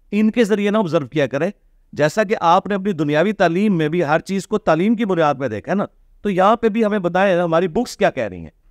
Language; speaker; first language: Urdu; native; Urdu